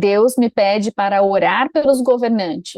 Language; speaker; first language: Portuguese; native; Portuguese